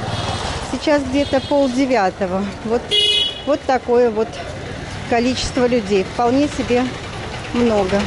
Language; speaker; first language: Russian; native; Russian